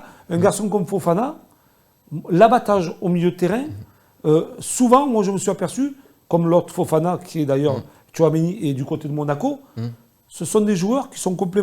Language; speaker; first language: French; native; French